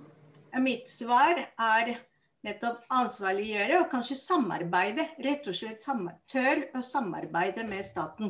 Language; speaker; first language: Norwegian; non-native, fluent; Spanish